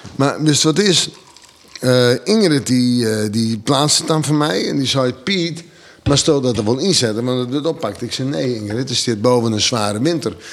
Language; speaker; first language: Dutch; non-native, local second language; Western Frisian